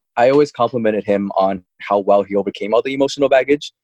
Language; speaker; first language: English; early bilingual, other home language; Chinese